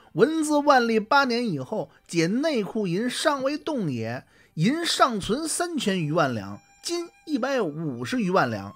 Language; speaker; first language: Chinese; native; Chinese